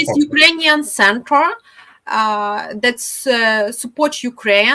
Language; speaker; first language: English; non-native, fluent; Ukrainian